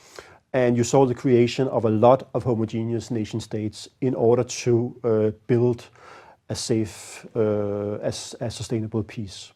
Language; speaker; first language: English; non-native, fluent; Danish